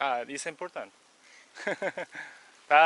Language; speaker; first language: Portuguese; non-native, learner; English